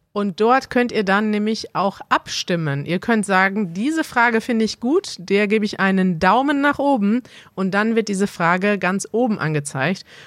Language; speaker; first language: German; native; German